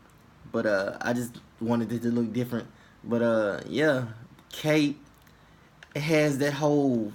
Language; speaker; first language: English; native; English